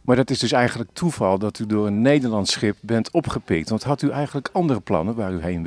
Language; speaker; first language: Dutch; native; Dutch